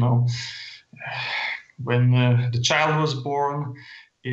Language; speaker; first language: English; non-native, fluent; Lithuanian